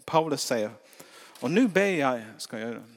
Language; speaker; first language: Swedish; non-native, fluent; English